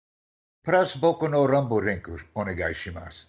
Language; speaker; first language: Japanese; non-native, learner; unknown